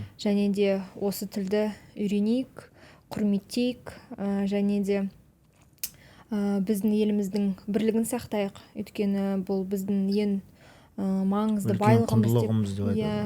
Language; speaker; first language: Kazakh; non-native, local second language; Russian